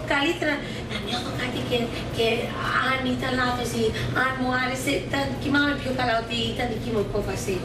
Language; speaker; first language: Greek; early bilingual, heritage; Greek